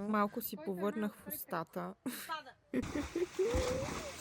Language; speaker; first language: Bulgarian; native; Bulgarian